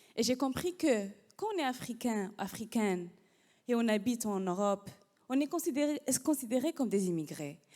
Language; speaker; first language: French; non-native, local second language; Arabic